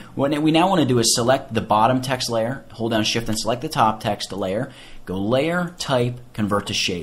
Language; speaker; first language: English; native; English